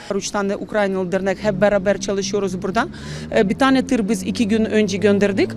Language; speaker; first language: Turkish; non-native, learner; Ukrainian